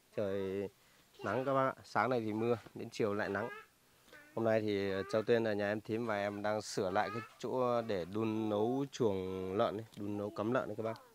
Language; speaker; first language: Vietnamese; non-native, local second language; Hmong